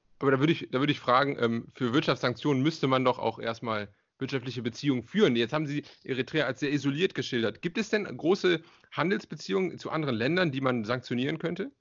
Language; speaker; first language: German; native; German